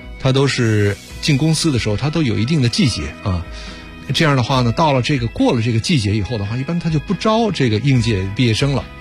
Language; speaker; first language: Chinese; early bilingual, other home language; Japanese